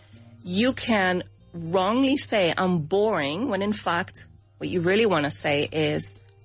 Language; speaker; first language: English; non-native, fluent; Spanish